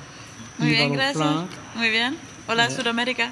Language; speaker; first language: Spanish; non-native, fluent; Danish